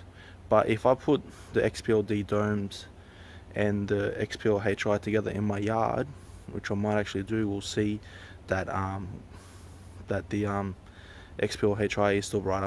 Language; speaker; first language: English; native; English